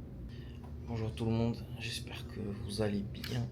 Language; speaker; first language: French; native; French